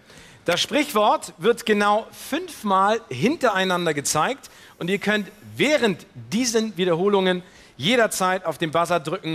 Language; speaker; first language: German; native; German